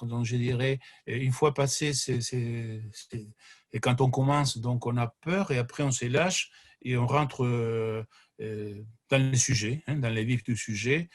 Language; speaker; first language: French; non-native, fluent; Spanish